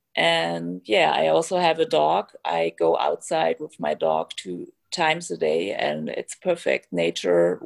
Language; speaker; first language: English; non-native, fluent; German